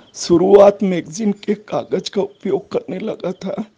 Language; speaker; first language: Hindi; native; Hindi